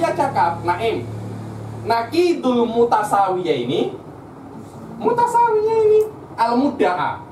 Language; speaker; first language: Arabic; non-native, fluent; Malay